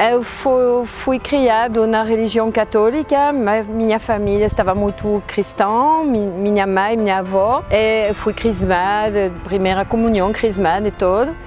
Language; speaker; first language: Portuguese; non-native, fluent; French